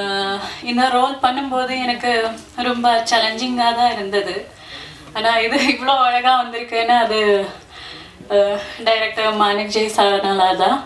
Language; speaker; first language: Tamil; non-native, fluent; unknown